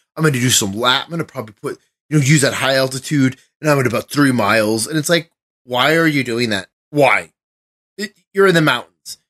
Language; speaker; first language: English; native; English